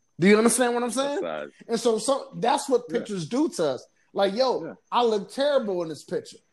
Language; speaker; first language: English; native; English